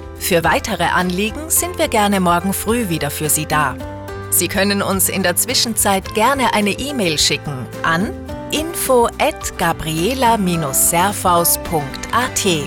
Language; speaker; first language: German; native; German